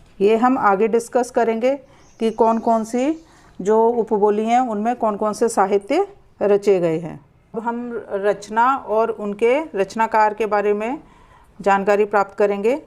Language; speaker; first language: Hindi; native; Hindi